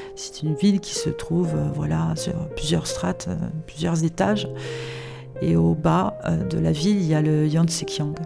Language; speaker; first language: French; native; French